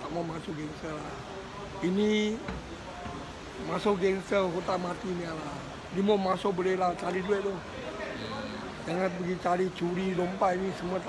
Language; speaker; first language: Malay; non-native, local second language; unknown